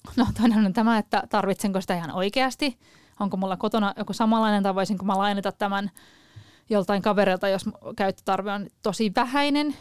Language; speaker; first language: Finnish; native; Finnish